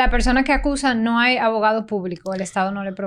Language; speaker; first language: Spanish; native; Spanish